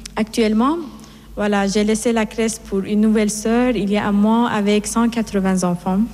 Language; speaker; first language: French; non-native, fluent; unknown